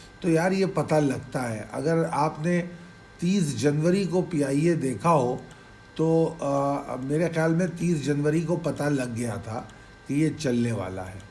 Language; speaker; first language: Urdu; native; Urdu